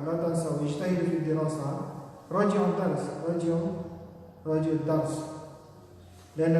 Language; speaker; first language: Arabic; non-native, fluent; Indonesian